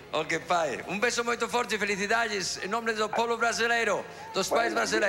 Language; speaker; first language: Portuguese; non-native, fluent; Spanish